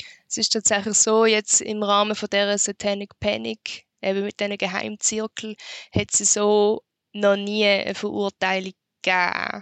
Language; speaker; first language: German; native; German